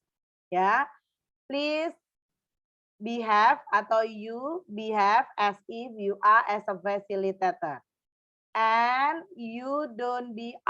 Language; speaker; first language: English; non-native, fluent; Indonesian